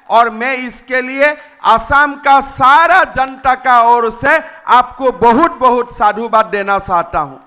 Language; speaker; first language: Hindi; non-native, local second language; Assamese